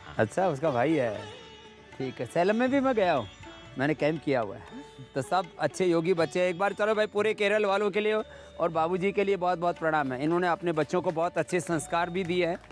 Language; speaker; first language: Hindi; native; Hindi